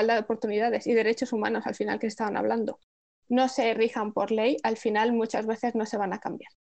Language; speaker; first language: Spanish; native; Spanish